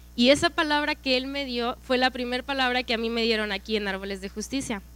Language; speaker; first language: Spanish; native; Spanish